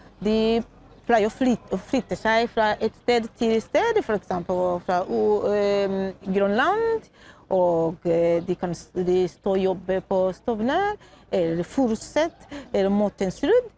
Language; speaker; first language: Norwegian; non-native, fluent; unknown